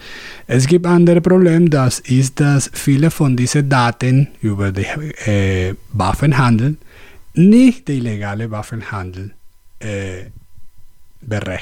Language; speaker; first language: German; non-native, learner; Spanish